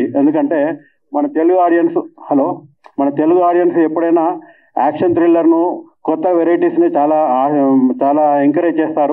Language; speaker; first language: Telugu; native; Telugu